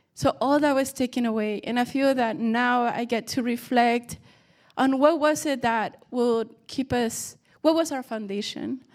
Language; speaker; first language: English; early bilingual, other home language; Spanish